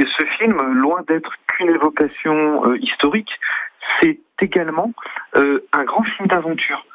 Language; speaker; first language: French; native; French